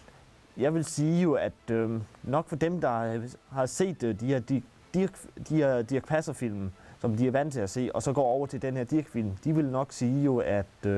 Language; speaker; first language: Danish; native; Danish